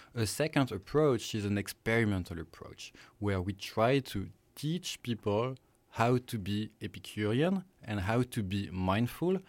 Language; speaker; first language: English; non-native, fluent; French